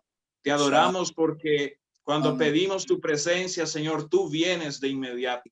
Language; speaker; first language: Spanish; native; Spanish